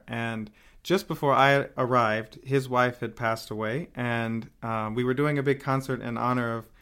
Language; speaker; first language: English; native; English